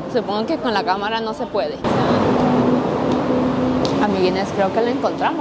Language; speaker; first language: Spanish; native; Spanish